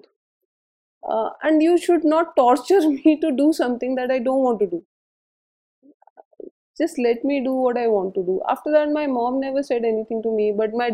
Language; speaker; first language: English; non-native, local second language; Hindi